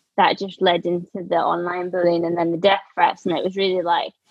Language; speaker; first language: English; native; English